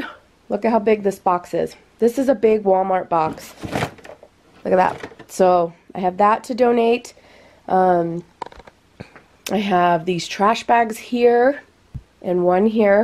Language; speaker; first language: English; native; English